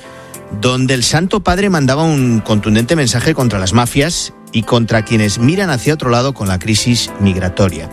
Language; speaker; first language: Spanish; native; Spanish